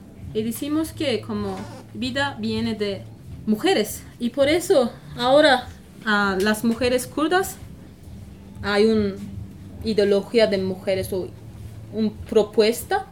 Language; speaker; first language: Spanish; non-native, learner; Kurdish